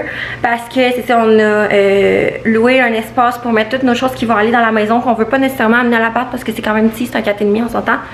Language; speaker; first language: French; native; French